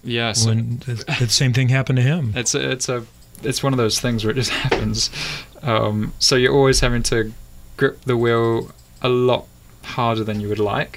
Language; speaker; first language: English; native; English